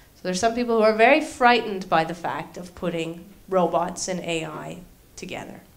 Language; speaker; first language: English; native; English